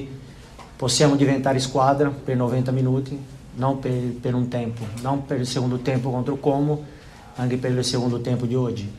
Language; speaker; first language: Italian; non-native, fluent; Portuguese